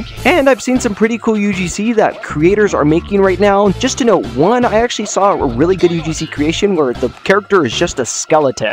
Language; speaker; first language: English; native; English